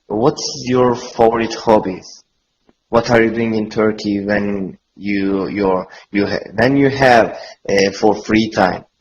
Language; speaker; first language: English; non-native, learner; Turkish